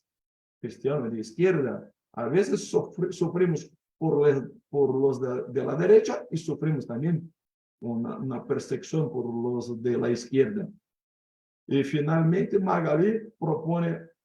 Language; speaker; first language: Spanish; non-native, fluent; Portuguese